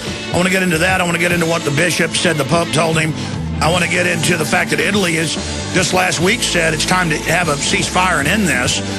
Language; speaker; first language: English; native; English